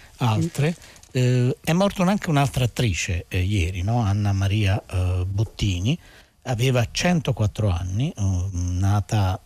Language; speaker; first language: Italian; native; Italian